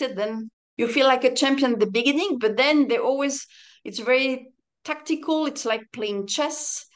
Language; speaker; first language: English; non-native, fluent; French